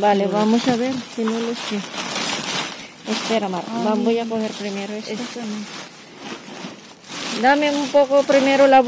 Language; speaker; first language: Spanish; non-native, learner; Filipino